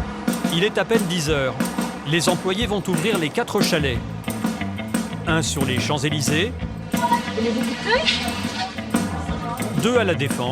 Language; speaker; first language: French; native; French